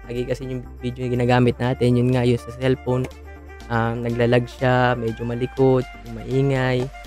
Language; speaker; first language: Filipino; native; Filipino